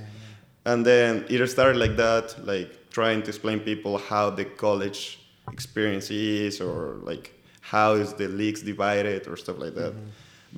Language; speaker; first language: English; non-native, fluent; Spanish